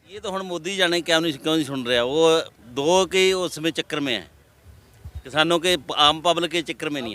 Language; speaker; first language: Hindi; non-native, local second language; Punjabi